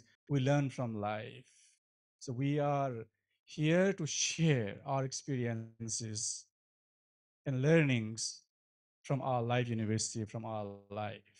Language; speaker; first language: English; non-native, fluent; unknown